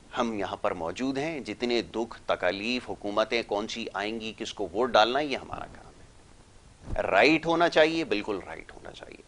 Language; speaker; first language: Urdu; native; Urdu